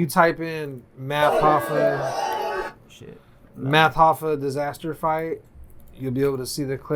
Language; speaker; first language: English; native; English